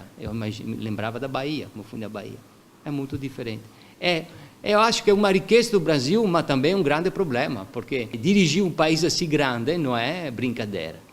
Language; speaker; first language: Portuguese; non-native, fluent; Italian